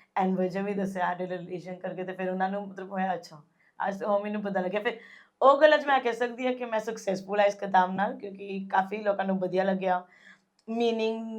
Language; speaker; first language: Punjabi; early bilingual, heritage; Punjabi